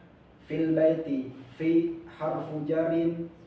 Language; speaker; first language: Arabic; non-native, learner; Indonesian